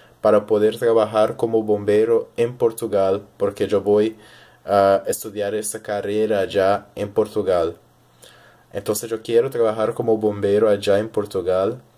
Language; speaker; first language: Spanish; early bilingual, heritage; Portuguese